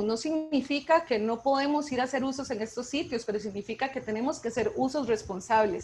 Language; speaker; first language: Spanish; native; Spanish